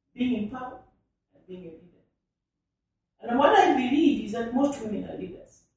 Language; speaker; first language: English; non-native, local second language; Nyanja